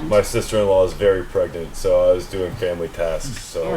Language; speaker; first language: English; native; English